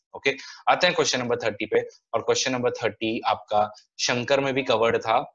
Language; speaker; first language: Hindi; non-native, local second language; Marathi